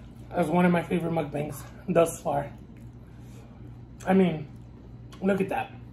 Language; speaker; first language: English; early bilingual, other home language; Spanish